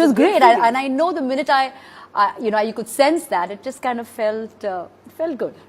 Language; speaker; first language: English; non-native, local second language; Hindi